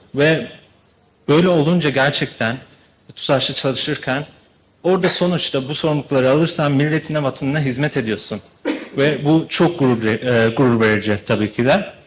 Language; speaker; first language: Turkish; early bilingual, heritage; Turkish